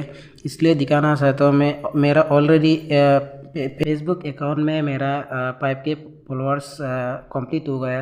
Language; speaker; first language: Hindi; non-native, local second language; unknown